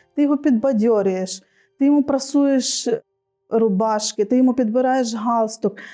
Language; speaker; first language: Ukrainian; native; Ukrainian